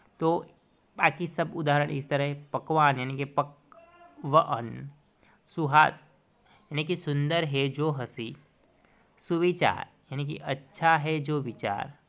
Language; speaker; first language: Hindi; non-native, local second language; Gujarati